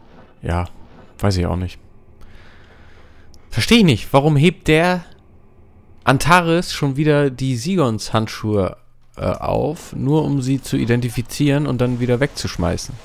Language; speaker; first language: German; native; German